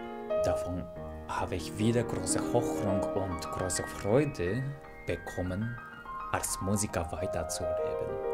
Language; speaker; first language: German; non-native, fluent; Japanese